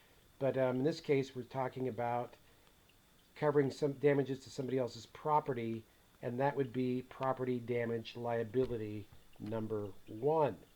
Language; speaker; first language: English; native; English